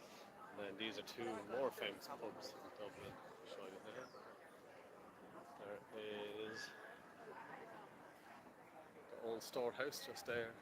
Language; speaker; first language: English; native; English